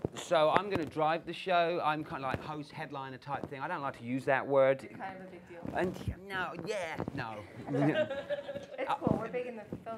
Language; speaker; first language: English; native; English